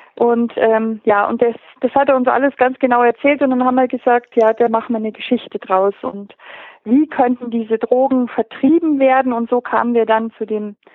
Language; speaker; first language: German; native; German